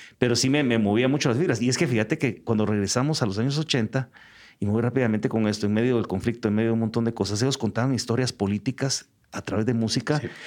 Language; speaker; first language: Spanish; native; Spanish